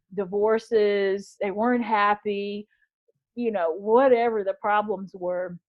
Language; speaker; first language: English; native; English